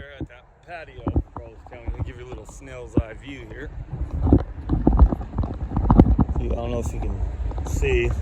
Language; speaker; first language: English; native; English